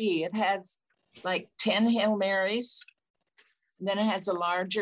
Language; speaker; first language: English; native; English